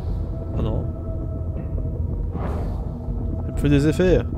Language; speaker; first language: French; native; French